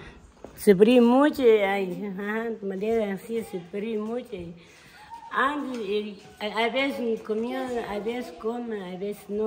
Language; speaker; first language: Spanish; non-native, local second language; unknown